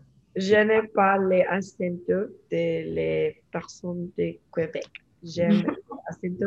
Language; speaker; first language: French; non-native, learner; English